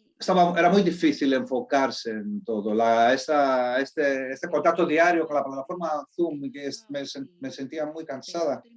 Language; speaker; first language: Spanish; non-native, fluent; Greek